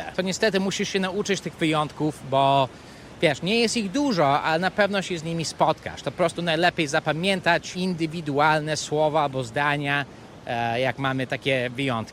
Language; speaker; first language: Polish; early bilingual, heritage; Polish